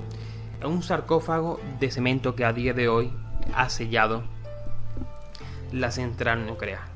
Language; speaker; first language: Spanish; native; Spanish